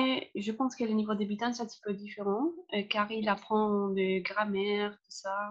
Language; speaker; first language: French; non-native, fluent; Spanish